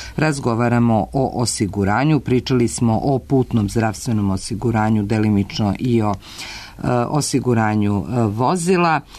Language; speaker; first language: Serbian; native; Serbian